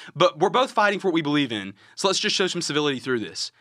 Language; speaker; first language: English; native; English